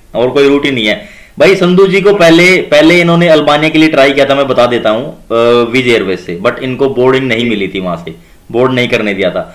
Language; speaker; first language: Hindi; native; Hindi